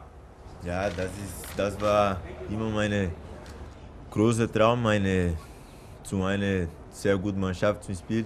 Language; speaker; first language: German; non-native, learner; Portuguese